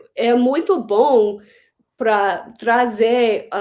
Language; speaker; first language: Portuguese; non-native, learner; English